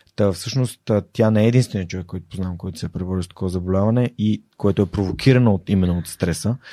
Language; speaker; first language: Bulgarian; native; Bulgarian